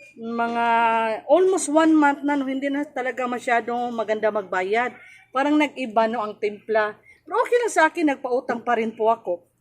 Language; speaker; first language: Filipino; native; Filipino